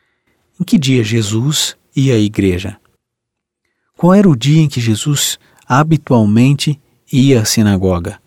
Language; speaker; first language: Portuguese; native; Portuguese